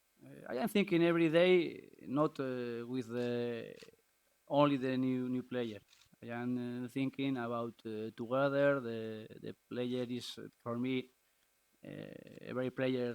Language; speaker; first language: English; non-native, learner; Spanish